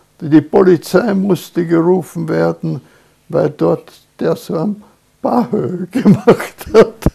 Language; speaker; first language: German; native; German